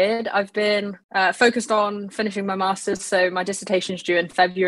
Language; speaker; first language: English; native; English